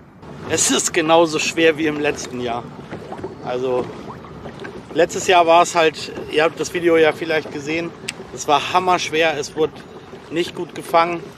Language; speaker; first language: German; native; German